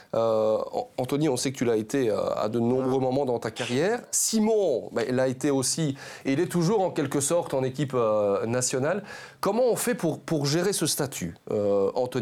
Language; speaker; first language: French; native; French